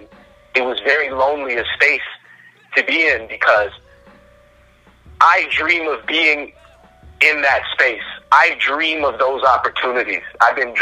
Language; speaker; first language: English; native; English